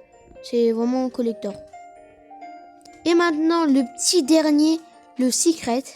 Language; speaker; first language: French; native; French